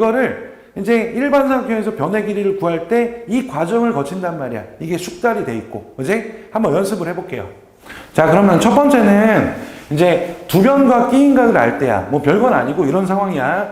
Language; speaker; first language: Korean; native; Korean